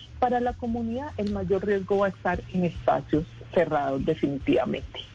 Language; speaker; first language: Spanish; native; Spanish